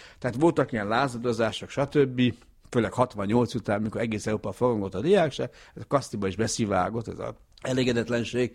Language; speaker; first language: Hungarian; early bilingual, heritage; Hungarian